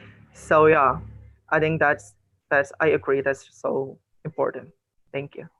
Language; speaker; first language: English; non-native, learner; Indonesian